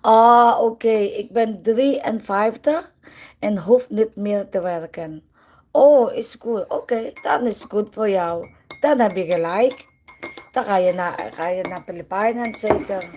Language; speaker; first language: Dutch; non-native, learner; Filipino